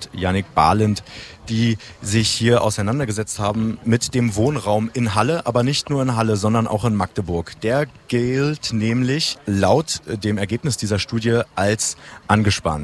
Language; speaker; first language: German; native; German